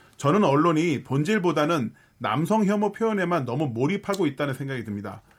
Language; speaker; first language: Korean; native; Korean